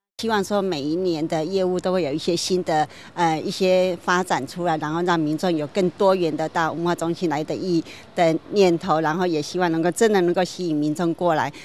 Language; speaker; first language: Chinese; native; Chinese